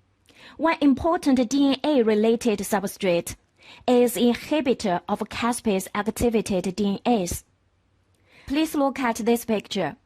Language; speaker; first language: English; non-native, fluent; Chinese